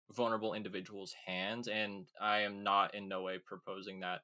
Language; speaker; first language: English; native; English